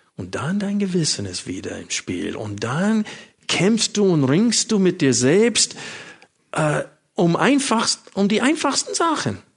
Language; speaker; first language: German; non-native, fluent; English